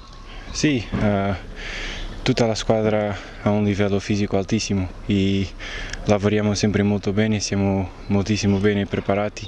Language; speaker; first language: Italian; non-native, fluent; Portuguese